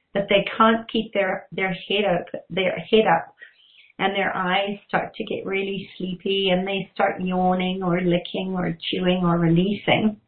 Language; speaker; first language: English; native; English